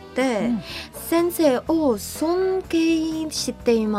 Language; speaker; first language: Japanese; non-native, learner; English